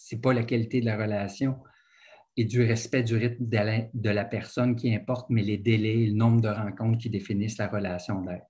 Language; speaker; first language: French; native; French